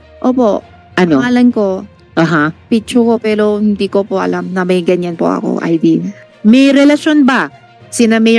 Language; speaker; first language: Filipino; non-native, learner; Chinese